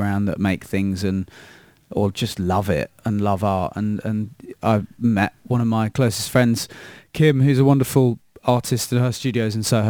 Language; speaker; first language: English; native; English